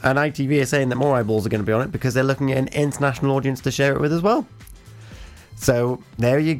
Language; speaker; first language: English; native; English